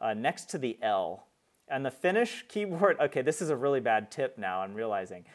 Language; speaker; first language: English; native; English